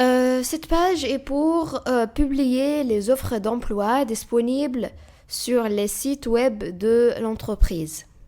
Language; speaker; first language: French; non-native, fluent; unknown